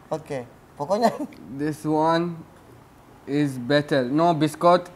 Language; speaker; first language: English; non-native, learner; Indonesian